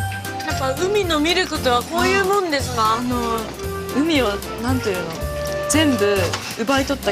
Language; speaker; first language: Japanese; native; Japanese